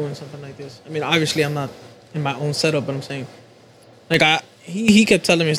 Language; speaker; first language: English; early bilingual, other home language; Spanish